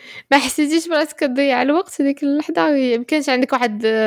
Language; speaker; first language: Arabic; native; Arabic